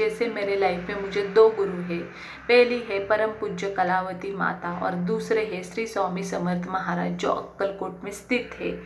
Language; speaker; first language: Hindi; non-native, local second language; Marathi